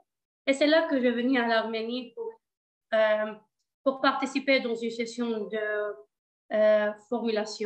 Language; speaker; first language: French; non-native, learner; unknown